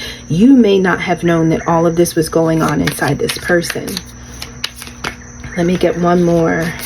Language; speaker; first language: English; native; English